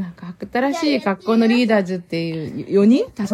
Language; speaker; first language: Japanese; non-native, fluent; Korean